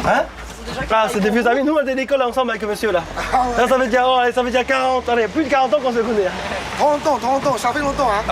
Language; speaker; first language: French; non-native, fluent; Chinese